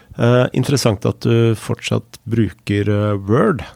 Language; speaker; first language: Norwegian; native; Norwegian